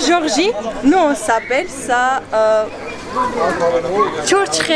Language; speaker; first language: French; non-native, learner; Georgian